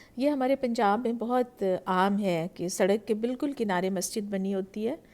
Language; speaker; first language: Urdu; native; Urdu